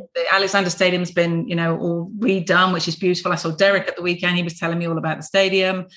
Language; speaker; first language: English; native; English